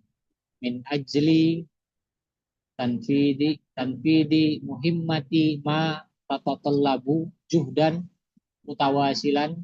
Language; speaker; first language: Arabic; non-native, fluent; Indonesian